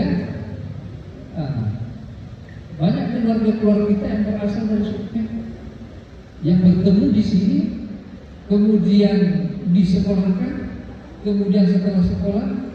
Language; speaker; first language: Indonesian; non-native, local second language; Buginese